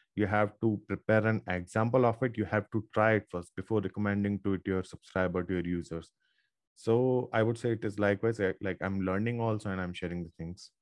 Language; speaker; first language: English; non-native, local second language; Hindi